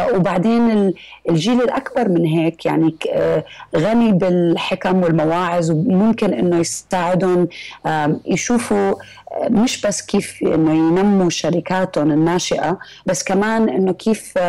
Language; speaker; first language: Arabic; early bilingual, heritage; Arabic